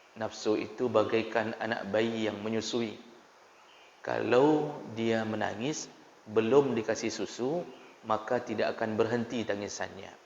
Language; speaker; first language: Malay; non-native, local second language; Achinese